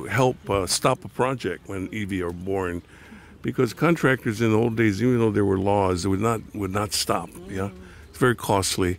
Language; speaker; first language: English; native; English